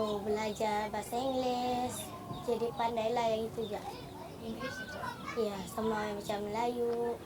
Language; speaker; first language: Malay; early bilingual, other home language; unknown